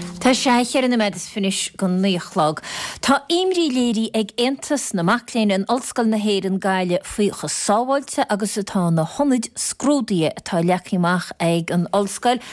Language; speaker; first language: Irish; native; Irish